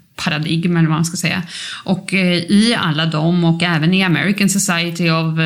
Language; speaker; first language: Swedish; native; Swedish